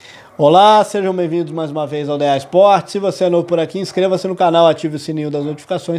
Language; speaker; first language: Portuguese; native; Portuguese